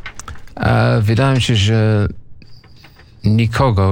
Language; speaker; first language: Polish; non-native, learner; English